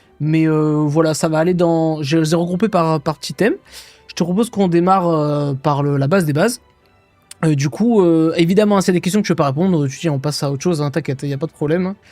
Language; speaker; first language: French; native; French